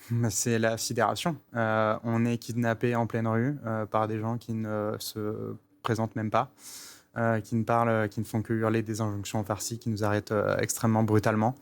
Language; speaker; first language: French; native; French